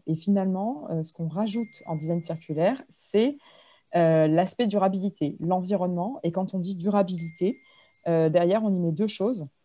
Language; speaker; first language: French; native; French